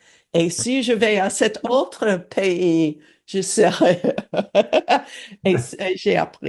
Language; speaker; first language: French; non-native, learner; English